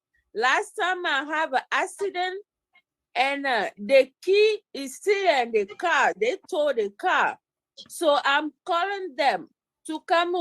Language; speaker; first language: English; non-native, learner; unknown